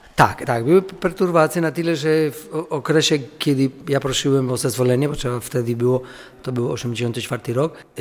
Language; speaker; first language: Polish; non-native, fluent; Spanish